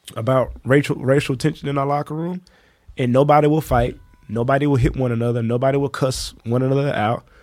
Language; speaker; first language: English; native; English